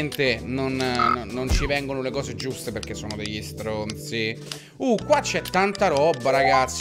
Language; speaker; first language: Italian; native; Italian